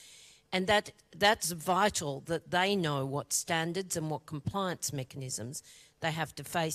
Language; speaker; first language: English; native; English